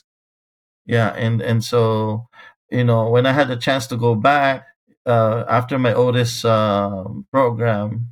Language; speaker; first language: English; non-native, local second language; Filipino